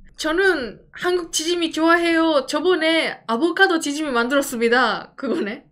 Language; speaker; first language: Korean; non-native, fluent; Japanese